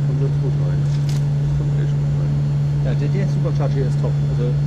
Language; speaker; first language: German; native; German